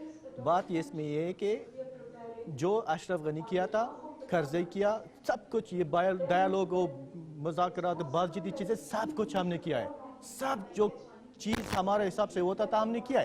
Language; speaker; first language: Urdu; non-native, fluent; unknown